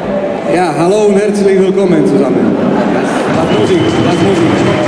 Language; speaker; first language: German; non-native, fluent; Slovak